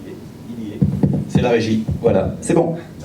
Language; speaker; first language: French; native; French